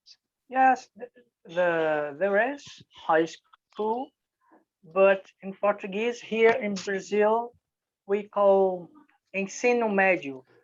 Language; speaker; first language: English; non-native, learner; Portuguese